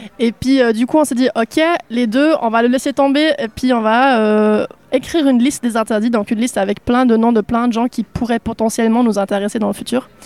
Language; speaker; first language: French; non-native, local second language; Swiss German